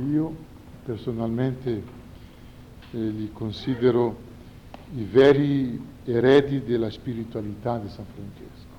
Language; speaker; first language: Italian; non-native, fluent; Portuguese